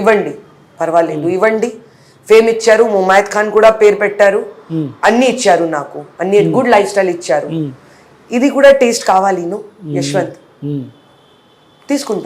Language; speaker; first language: Telugu; non-native, fluent; Hindi